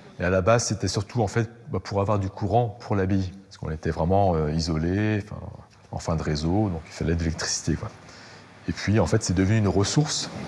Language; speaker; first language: French; native; French